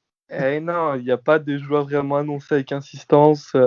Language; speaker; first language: French; native; French